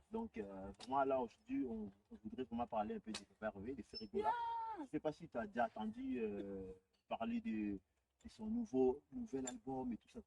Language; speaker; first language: French; non-native, local second language; Lingala